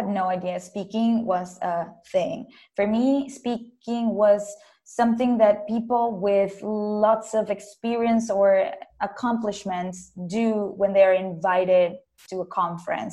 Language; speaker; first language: English; non-native, fluent; Spanish